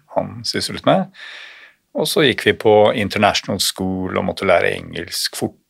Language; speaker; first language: Norwegian; native; Norwegian